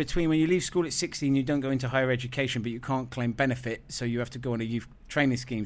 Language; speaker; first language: English; native; English